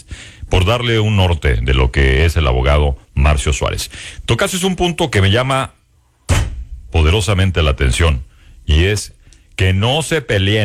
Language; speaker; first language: Spanish; native; Spanish